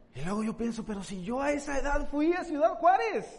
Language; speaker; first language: Spanish; native; Spanish